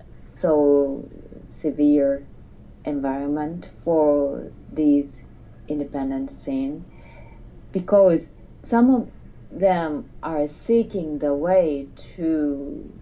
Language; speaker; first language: English; non-native, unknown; Japanese